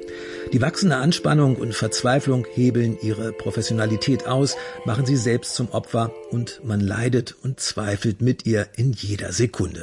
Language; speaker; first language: German; native; German